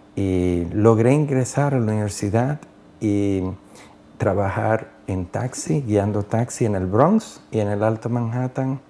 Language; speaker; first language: Spanish; native; Spanish